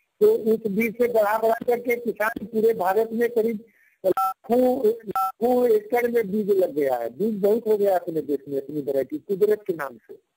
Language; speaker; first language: Hindi; native; Hindi